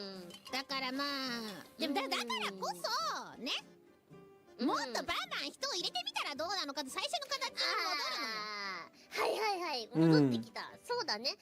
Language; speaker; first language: Japanese; native; Japanese